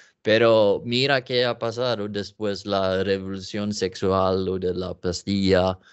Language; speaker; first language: Spanish; non-native, learner; Swedish